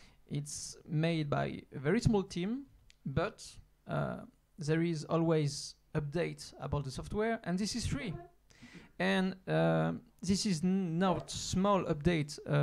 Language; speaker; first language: English; non-native, fluent; French